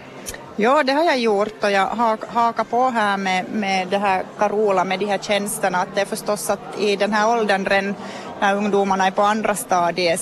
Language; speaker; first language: Swedish; native; Swedish